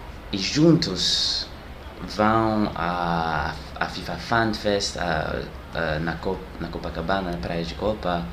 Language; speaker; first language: Portuguese; non-native, learner; French